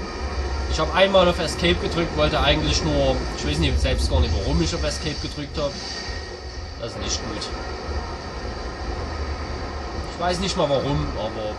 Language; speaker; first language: German; native; German